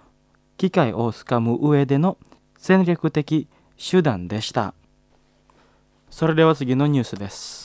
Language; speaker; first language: Japanese; non-native, fluent; Indonesian